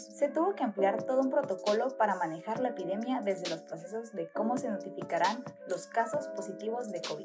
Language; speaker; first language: Spanish; native; Spanish